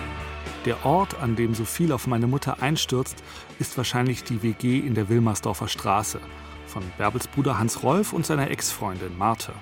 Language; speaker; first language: German; native; German